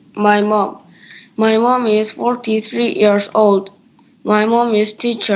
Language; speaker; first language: English; non-native, learner; Korean